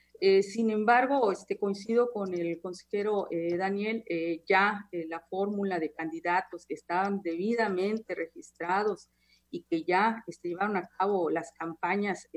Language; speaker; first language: Spanish; native; Spanish